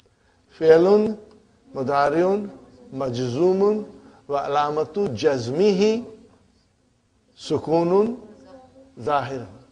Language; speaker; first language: Arabic; non-native, fluent; Urdu